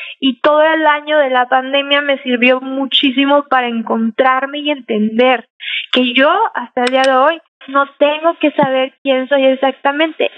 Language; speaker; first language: Spanish; native; Spanish